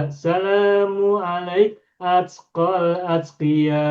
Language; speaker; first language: Arabic; non-native, fluent; Indonesian